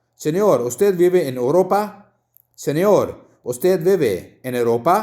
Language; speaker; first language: Spanish; non-native, learner; Urdu